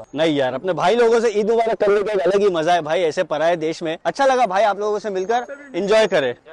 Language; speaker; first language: Hindi; non-native, local second language; Urdu